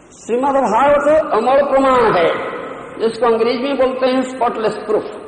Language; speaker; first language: Hindi; non-native, local second language; Odia